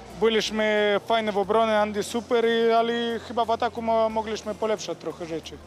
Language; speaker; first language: Polish; non-native, learner; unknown